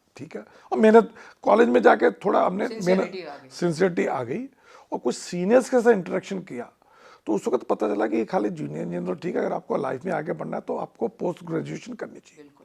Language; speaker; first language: Hindi; non-native, local second language; Punjabi